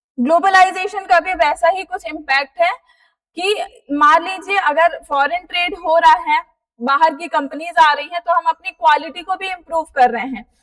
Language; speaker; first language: Hindi; native; Hindi